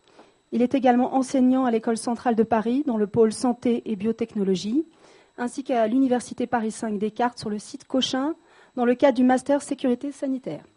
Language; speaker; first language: French; native; French